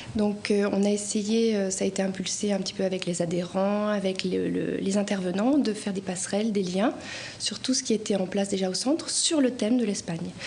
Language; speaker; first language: French; native; French